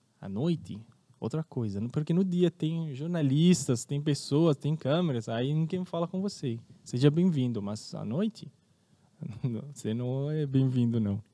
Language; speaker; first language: Portuguese; non-native, fluent; Arabic